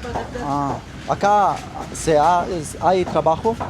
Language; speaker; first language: Spanish; non-native, learner; German